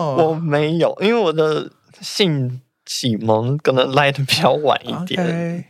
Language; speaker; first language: Chinese; non-native, fluent; Russian